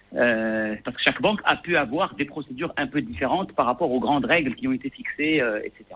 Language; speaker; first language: French; non-native, local second language; Arabic